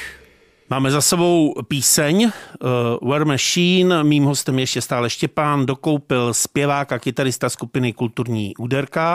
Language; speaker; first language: Czech; native; Czech